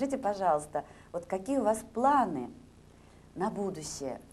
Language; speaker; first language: Russian; native; Russian